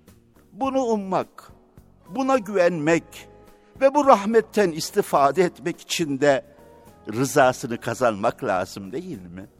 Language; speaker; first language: Turkish; native; Turkish